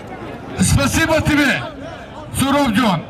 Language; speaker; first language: Russian; non-native, learner; Tajik